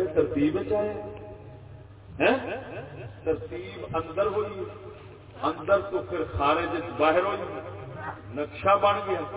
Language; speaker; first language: Urdu; non-native, local second language; Punjabi